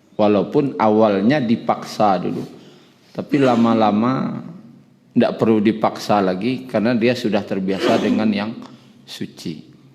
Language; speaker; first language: Malay; non-native, local second language; Minangkabau